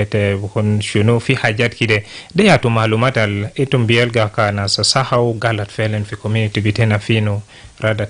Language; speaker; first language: Arabic; non-native, local second language; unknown